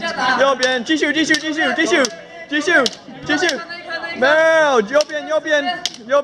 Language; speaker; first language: Chinese; non-native, learner; English